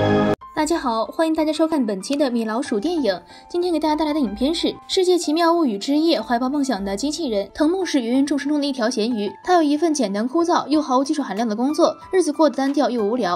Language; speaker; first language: Chinese; native; Chinese